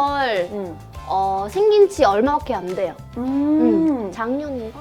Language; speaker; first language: Korean; non-native, fluent; Vietnamese